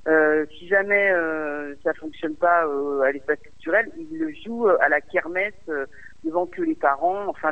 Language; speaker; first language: French; native; French